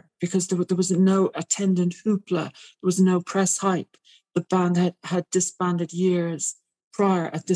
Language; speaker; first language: English; native; English